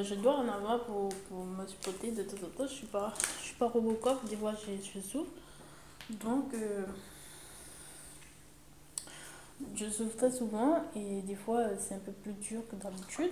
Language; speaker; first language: French; native; French